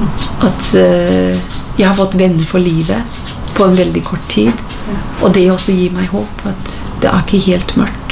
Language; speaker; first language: Norwegian; non-native, fluent; English